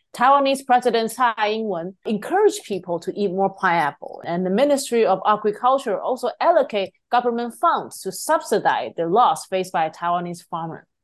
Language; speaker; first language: English; non-native, fluent; Chinese